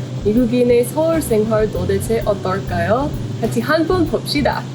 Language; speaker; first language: Korean; non-native, learner; English